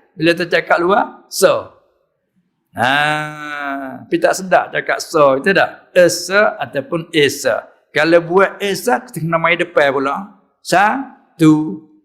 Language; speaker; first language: Malay; native; Malay